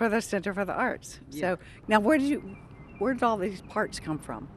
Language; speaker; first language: English; native; English